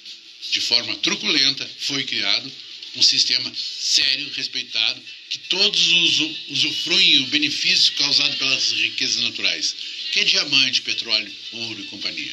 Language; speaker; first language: Portuguese; native; Portuguese